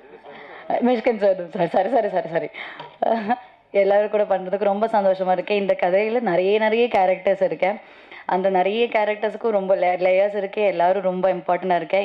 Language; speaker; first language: Tamil; non-native, learner; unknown